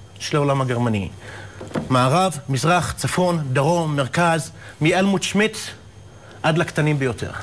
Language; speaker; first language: Hebrew; native; Hebrew